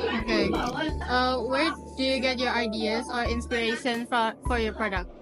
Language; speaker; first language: English; non-native, fluent; Indonesian